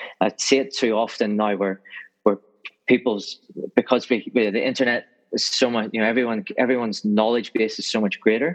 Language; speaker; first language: English; native; English